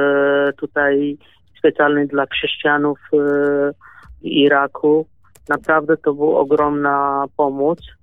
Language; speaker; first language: Polish; non-native, learner; Kurdish